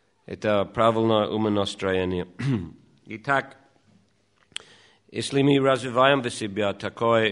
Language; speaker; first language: Russian; non-native, fluent; English